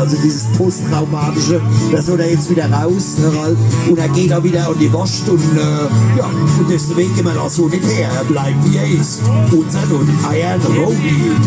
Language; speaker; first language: German; native; German